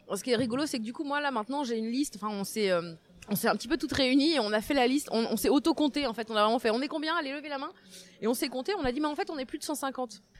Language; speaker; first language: French; native; French